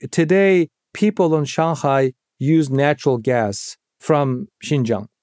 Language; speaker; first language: English; non-native, fluent; Uyghur